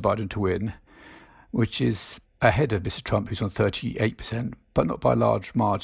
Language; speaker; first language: English; native; English